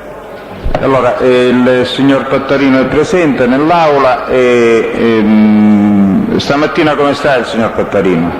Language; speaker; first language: Italian; native; Italian